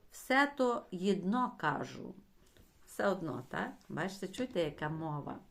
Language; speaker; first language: Ukrainian; native; Ukrainian